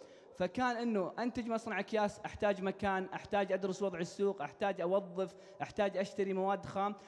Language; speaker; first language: Arabic; native; Arabic